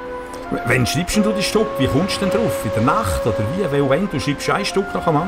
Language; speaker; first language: German; native; German